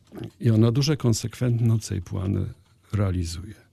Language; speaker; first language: Ukrainian; non-native, learner; Polish